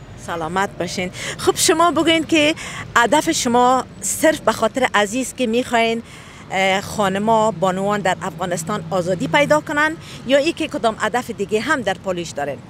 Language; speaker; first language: Persian; native; Persian